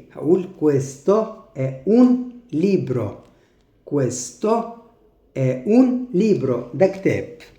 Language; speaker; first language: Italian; non-native, fluent; Arabic